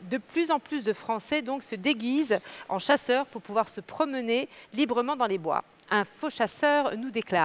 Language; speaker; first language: French; native; French